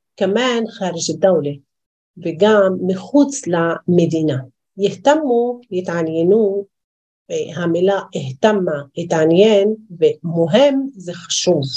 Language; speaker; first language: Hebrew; non-native, local second language; Arabic